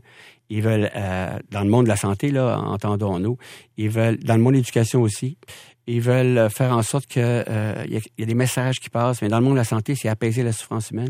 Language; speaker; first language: French; native; French